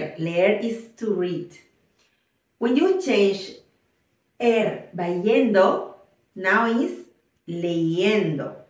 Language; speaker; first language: English; non-native, fluent; Spanish